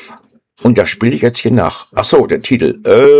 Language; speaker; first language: German; native; German